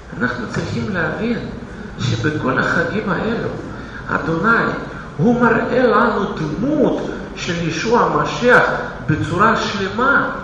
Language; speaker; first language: Hebrew; non-native, fluent; Russian